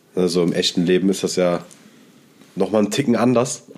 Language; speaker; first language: German; native; German